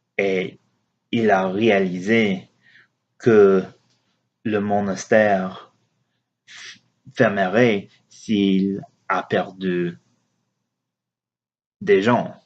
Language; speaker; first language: French; non-native, learner; English